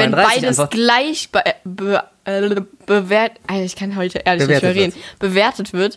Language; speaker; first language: German; native; German